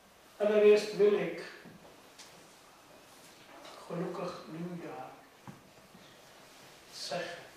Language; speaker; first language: Dutch; non-native, fluent; Urdu